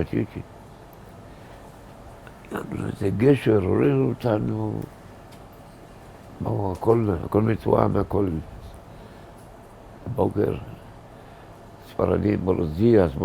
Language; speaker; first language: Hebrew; early bilingual, other home language; Arabic